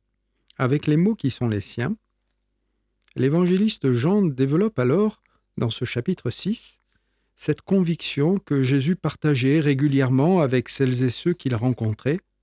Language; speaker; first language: French; native; French